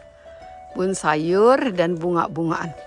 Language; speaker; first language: Indonesian; native; Indonesian